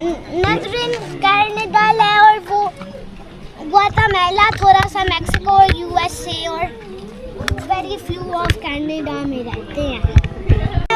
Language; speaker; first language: Hindi; early bilingual, heritage; Urdu